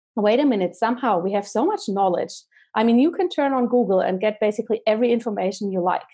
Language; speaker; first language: English; non-native, fluent; German